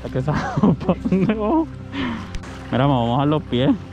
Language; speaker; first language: Spanish; early bilingual, heritage; Spanish